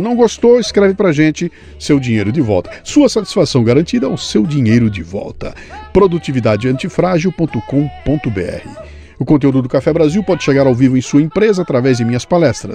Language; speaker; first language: Portuguese; native; Portuguese